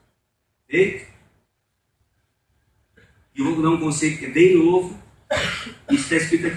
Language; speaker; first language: Portuguese; native; Portuguese